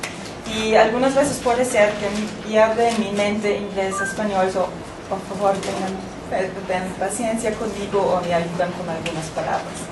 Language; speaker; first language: Spanish; non-native, fluent; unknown